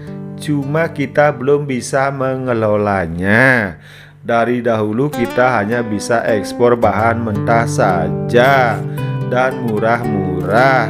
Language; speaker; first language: Indonesian; native; Indonesian